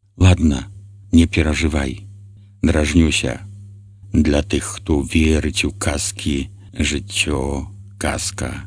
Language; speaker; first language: Belarusian; native; Belarusian